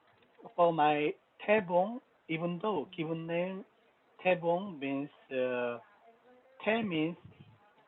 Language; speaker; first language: English; non-native, learner; Korean